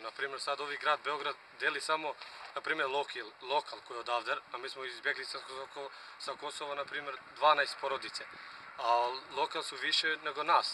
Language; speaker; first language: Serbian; non-native, local second language; Romany